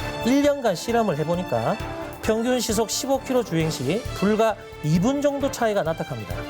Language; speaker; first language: Korean; native; Korean